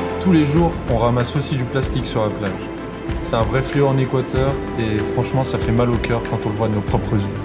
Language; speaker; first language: French; native; French